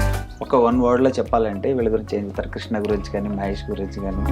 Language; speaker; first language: Telugu; native; Telugu